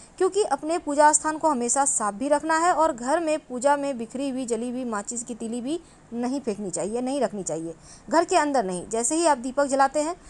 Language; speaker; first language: Hindi; native; Hindi